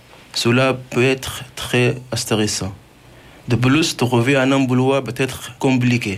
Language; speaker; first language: French; non-native, learner; Arabic